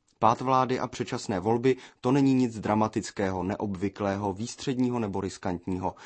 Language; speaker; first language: Czech; native; Czech